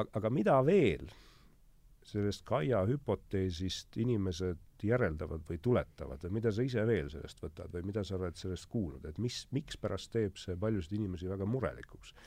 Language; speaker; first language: Estonian; native; Estonian